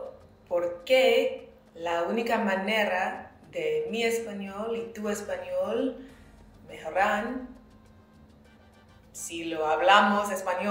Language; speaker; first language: Spanish; non-native, learner; English